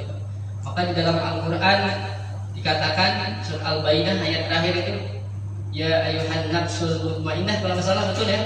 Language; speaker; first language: Indonesian; native; Indonesian